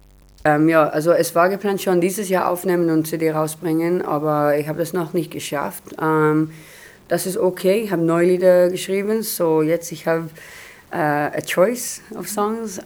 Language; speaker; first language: German; non-native, learner; Hebrew